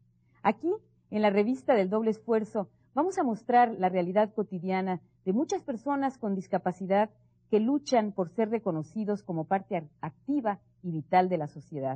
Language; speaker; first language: Spanish; native; Spanish